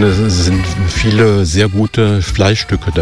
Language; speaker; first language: German; native; German